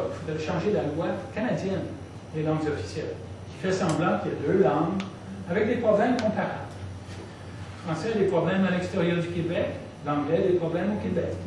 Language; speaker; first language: French; non-native, local second language; English